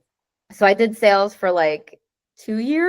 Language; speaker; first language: English; native; English